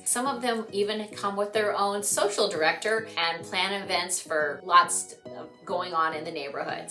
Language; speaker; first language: English; native; English